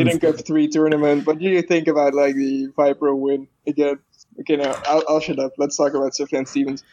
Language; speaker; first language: English; non-native, fluent; Dutch